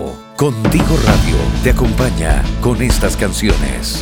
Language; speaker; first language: Spanish; native; Spanish